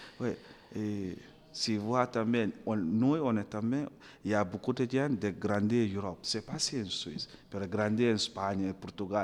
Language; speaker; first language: French; non-native, learner; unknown